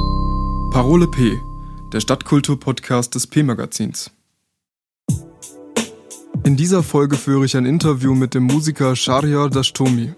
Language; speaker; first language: German; native; German